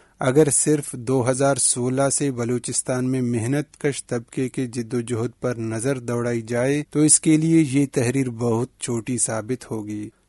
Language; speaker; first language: Urdu; non-native, local second language; Baluchi